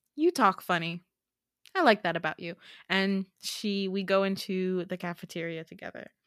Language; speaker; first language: English; native; English